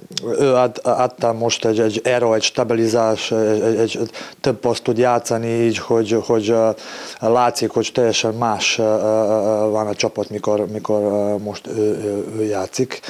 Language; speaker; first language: Hungarian; non-native, learner; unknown